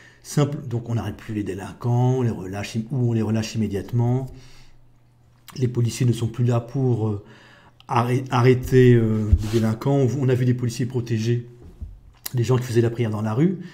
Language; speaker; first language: French; native; French